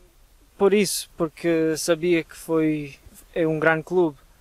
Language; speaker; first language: Portuguese; non-native, fluent; English